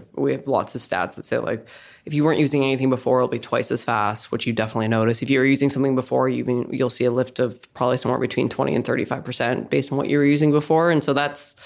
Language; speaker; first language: English; native; English